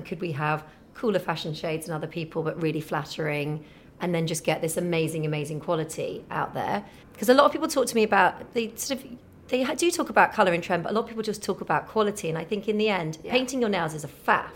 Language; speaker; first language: English; native; English